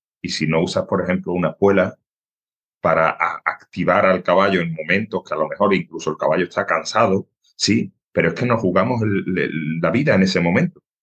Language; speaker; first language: Spanish; native; Spanish